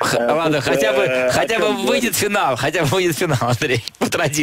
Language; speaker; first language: Russian; native; Russian